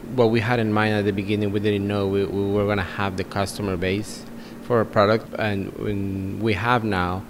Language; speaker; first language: English; non-native, fluent; Spanish